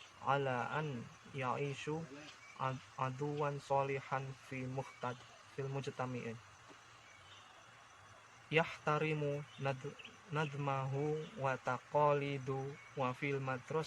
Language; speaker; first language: Arabic; non-native, learner; Indonesian